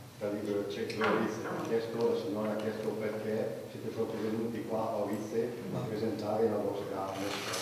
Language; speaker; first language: Czech; non-native, learner; Italian